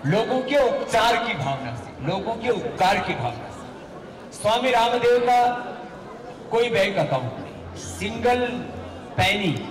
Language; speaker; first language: Hindi; native; Hindi